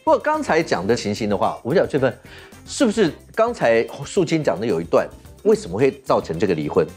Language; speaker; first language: Chinese; native; Chinese